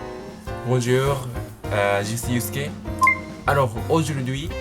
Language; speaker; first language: French; non-native, learner; Japanese